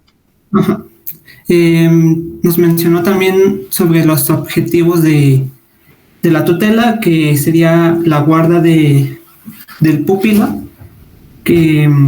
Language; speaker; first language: Spanish; native; Spanish